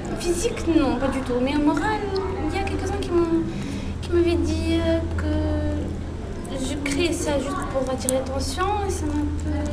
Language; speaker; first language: French; non-native, local second language; Arabic